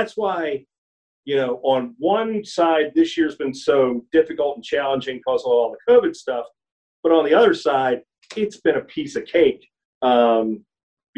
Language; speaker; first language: English; native; English